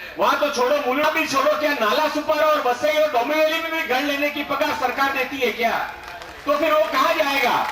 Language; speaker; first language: Hindi; non-native, local second language; Marathi